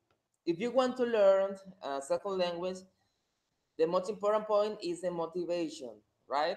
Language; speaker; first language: English; non-native, fluent; Spanish